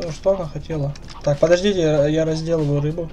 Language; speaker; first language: Russian; native; Russian